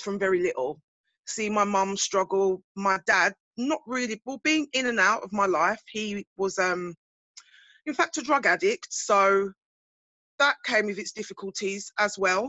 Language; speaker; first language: English; native; English